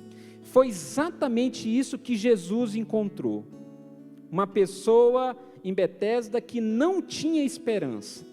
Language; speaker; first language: Portuguese; native; Portuguese